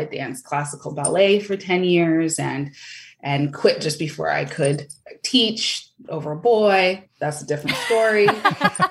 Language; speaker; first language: English; native; English